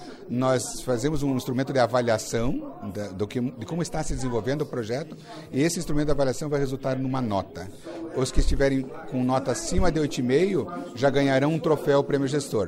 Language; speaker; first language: Portuguese; native; Portuguese